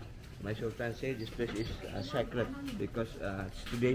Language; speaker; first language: English; non-native, learner; Indonesian